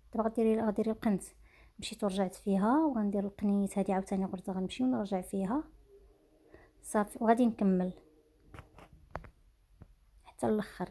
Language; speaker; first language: Arabic; native; Arabic